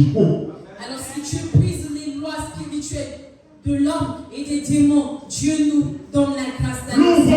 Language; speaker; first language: French; non-native, local second language; Ewe